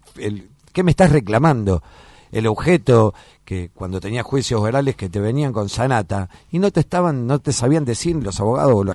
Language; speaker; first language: Spanish; native; Spanish